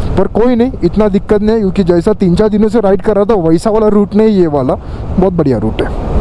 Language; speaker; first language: Hindi; non-native, local second language; Marathi